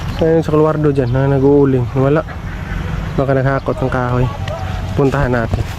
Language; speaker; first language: Filipino; non-native, local second language; Cebuano